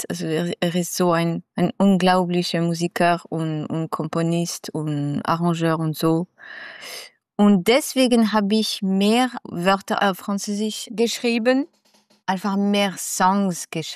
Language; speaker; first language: German; non-native, local second language; French